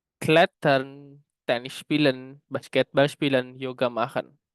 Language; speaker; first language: German; non-native, learner; Indonesian